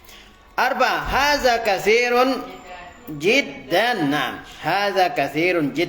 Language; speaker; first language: Arabic; non-native, fluent; Indonesian